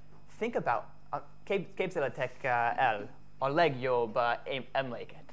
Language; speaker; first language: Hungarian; non-native, fluent; English